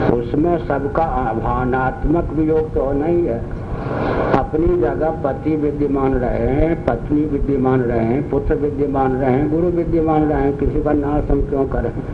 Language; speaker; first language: Hindi; non-native, local second language; Maithili